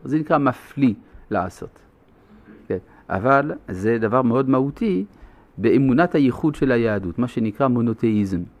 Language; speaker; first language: Hebrew; non-native, fluent; French